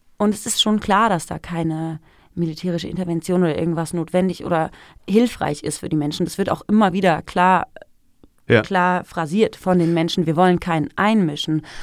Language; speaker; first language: German; early bilingual, other home language; Persian